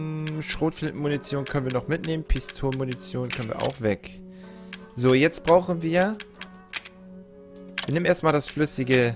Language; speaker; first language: German; native; German